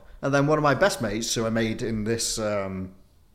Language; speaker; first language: English; native; English